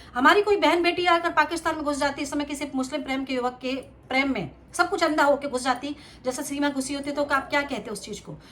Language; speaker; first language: Hindi; native; Hindi